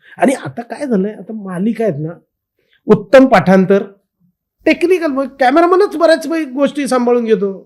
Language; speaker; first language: Marathi; native; Marathi